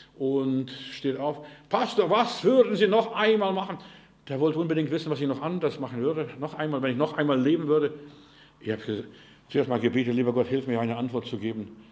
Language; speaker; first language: German; non-native, fluent; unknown